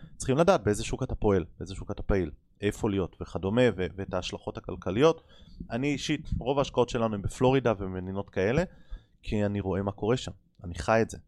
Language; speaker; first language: Hebrew; native; Hebrew